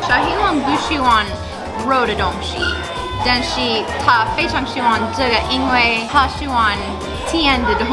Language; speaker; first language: Chinese; non-native, learner; English